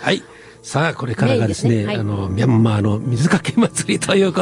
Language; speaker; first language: Japanese; native; Japanese